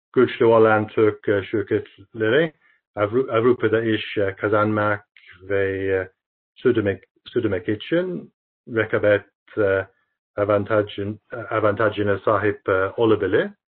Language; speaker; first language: Turkish; non-native, fluent; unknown